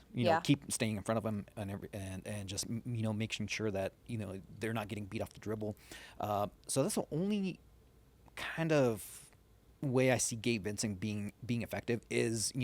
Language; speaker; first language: English; native; English